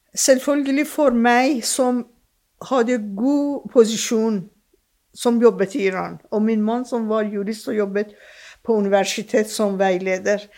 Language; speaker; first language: Norwegian; non-native, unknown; Persian